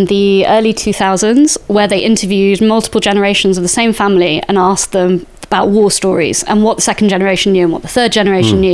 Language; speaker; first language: English; native; English